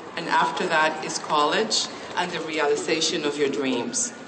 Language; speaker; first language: English; non-native, fluent; Spanish